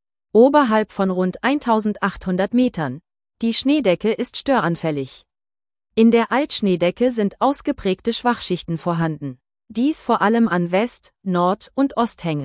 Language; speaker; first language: German; native; German